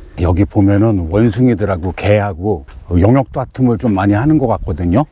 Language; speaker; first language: Korean; native; Korean